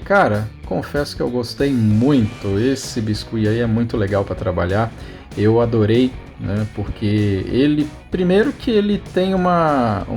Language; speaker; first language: Portuguese; native; Portuguese